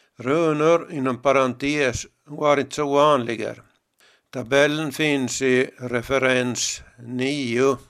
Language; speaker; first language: Swedish; native; Swedish